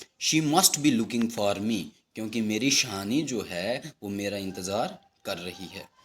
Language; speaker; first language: Hindi; native; Hindi